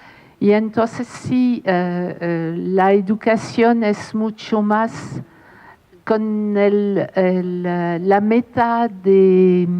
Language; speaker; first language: Spanish; non-native, fluent; French